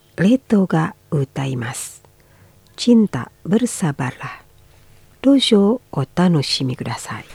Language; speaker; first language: Japanese; non-native, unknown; Indonesian